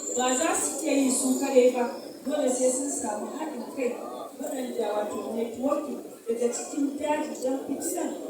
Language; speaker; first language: Hausa; non-native, local second language; Fula